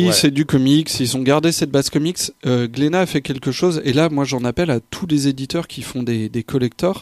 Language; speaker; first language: French; native; French